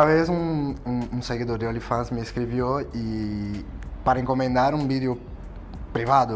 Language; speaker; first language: Spanish; non-native, fluent; Portuguese